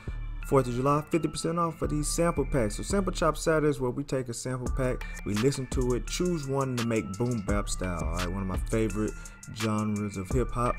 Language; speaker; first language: English; native; English